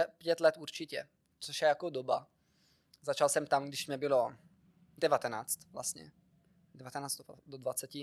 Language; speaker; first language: Czech; non-native, fluent; Italian